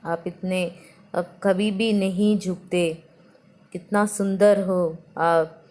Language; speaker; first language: Hindi; non-native, local second language; Malayalam